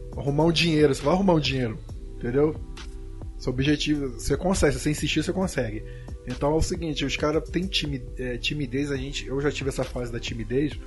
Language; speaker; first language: Portuguese; native; Portuguese